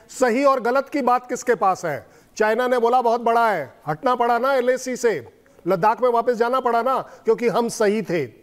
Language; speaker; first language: Hindi; native; Hindi